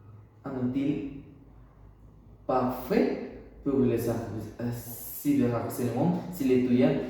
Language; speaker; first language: French; non-native, learner; Spanish